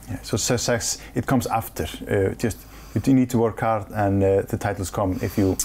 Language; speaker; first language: English; non-native, fluent; Icelandic